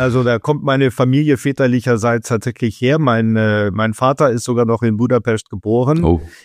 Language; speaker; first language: German; native; German